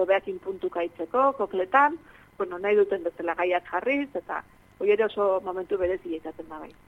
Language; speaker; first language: Basque; native; Basque